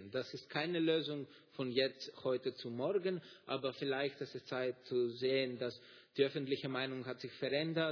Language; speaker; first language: German; non-native, fluent; Greek